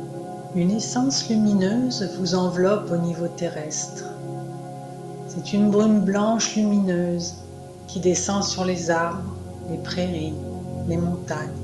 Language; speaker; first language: French; native; French